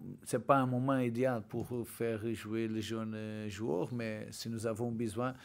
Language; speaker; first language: French; non-native, learner; Portuguese